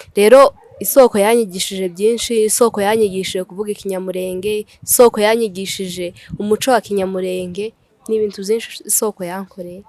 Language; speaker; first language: Kinyarwanda; early bilingual, heritage; Kinyarwanda